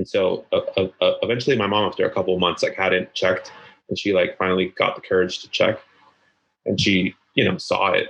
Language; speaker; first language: English; native; English